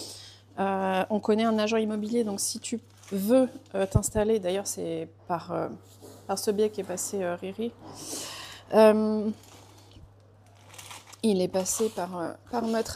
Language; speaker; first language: French; native; French